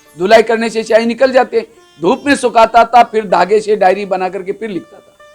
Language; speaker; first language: Hindi; non-native, local second language; Marathi